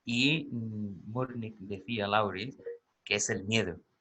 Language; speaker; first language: Spanish; native; Spanish